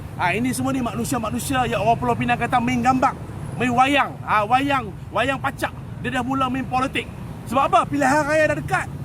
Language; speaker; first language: Malay; native; Malay